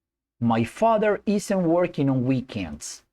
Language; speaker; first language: English; non-native, fluent; Spanish